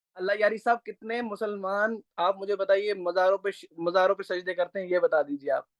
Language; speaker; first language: Urdu; native; Urdu